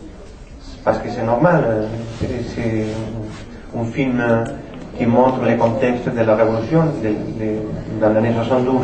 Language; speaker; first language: French; non-native, fluent; Spanish